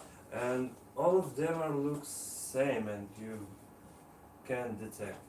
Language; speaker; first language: English; non-native, learner; Russian